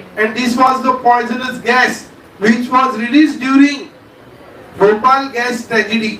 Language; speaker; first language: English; non-native, local second language; Marathi